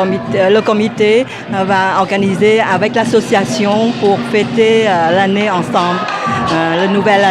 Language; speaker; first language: French; non-native, fluent; Vietnamese